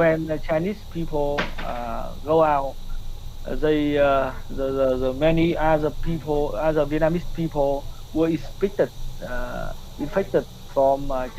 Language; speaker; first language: English; non-native, learner; Vietnamese